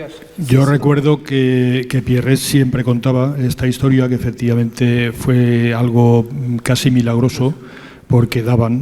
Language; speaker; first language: Spanish; native; Spanish